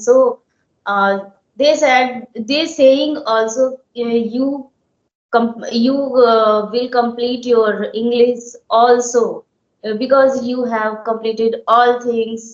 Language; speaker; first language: English; non-native, learner; Hindi